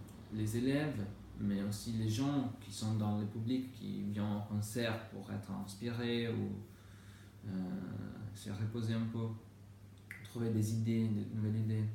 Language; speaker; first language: French; non-native, learner; Italian